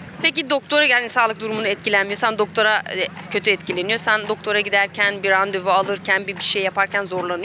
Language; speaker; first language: Turkish; native; Turkish